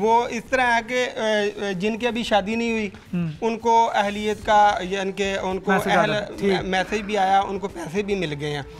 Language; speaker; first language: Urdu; non-native, local second language; Punjabi